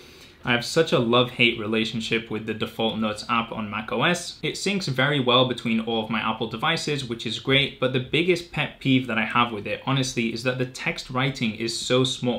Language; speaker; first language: English; native; English